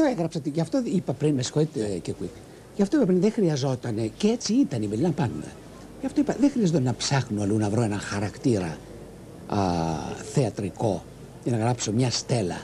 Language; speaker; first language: Greek; native; Greek